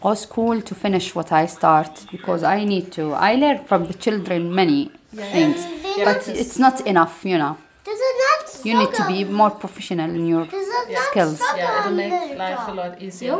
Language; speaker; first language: English; non-native, fluent; Arabic